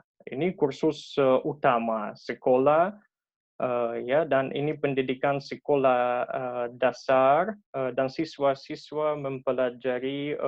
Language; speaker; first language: Indonesian; non-native, learner; Russian